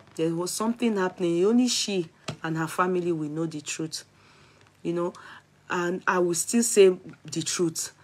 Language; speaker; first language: English; non-native, local second language; Yoruba